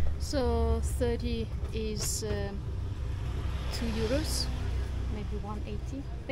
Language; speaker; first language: English; non-native, fluent; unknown